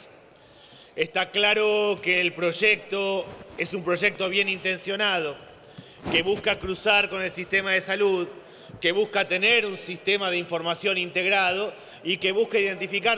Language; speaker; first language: Spanish; native; Spanish